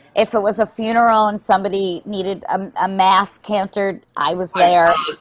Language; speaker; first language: English; native; English